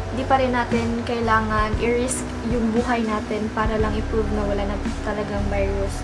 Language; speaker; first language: Filipino; non-native, local second language; Cebuano